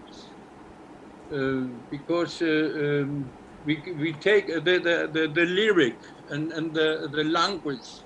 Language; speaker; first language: English; non-native, learner; Icelandic